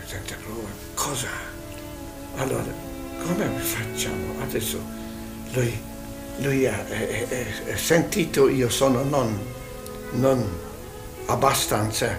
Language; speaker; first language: Italian; non-native, learner; Hungarian